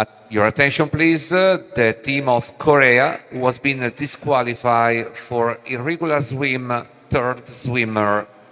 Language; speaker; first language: English; non-native, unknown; Italian